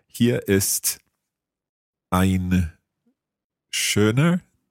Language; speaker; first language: German; non-native, learner; English